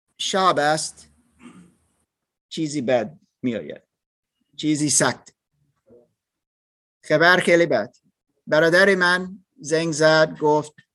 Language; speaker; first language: Persian; non-native, learner; German